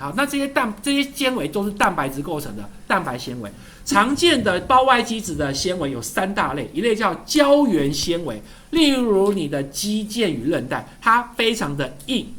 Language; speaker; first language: Chinese; native; Chinese